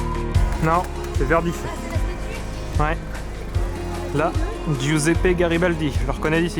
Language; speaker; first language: French; native; French